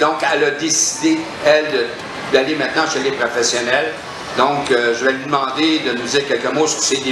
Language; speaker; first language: French; native; French